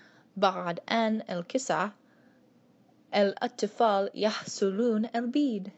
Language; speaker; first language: Arabic; non-native, learner; English